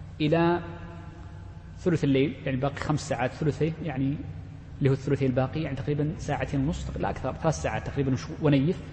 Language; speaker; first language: Arabic; native; Arabic